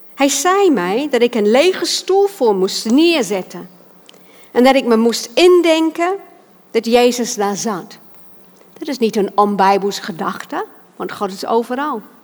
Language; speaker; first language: Dutch; non-native, fluent; English